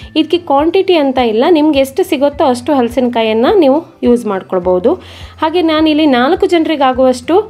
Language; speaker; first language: Kannada; non-native, local second language; Konkani